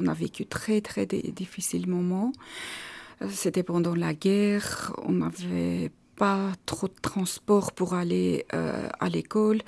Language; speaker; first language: French; non-native, fluent; Armenian